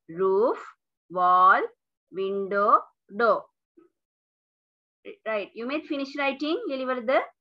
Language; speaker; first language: English; non-native, local second language; Sinhala